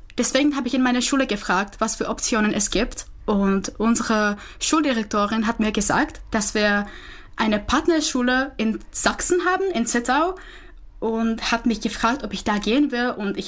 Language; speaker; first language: German; non-native, fluent; Czech